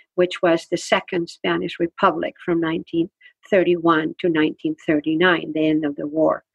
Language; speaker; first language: English; non-native, fluent; Spanish